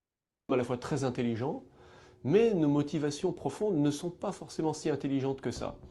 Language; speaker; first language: French; native; French